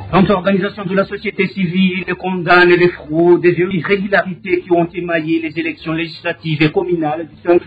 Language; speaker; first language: French; non-native, local second language; Rundi